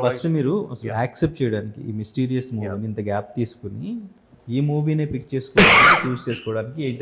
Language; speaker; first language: Telugu; native; Telugu